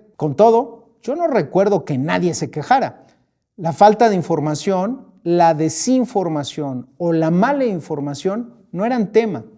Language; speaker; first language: Spanish; native; Spanish